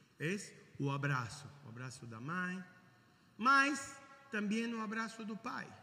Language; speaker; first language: Portuguese; non-native, learner; Italian